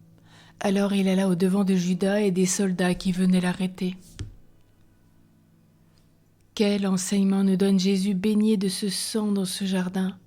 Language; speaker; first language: French; native; French